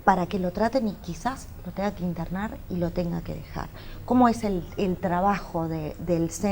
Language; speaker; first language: Spanish; native; Spanish